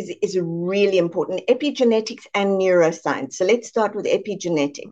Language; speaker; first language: English; native; English